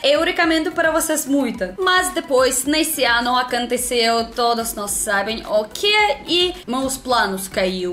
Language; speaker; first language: Portuguese; non-native, learner; Russian